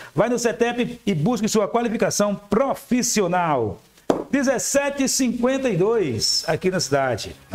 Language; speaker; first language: Portuguese; native; Portuguese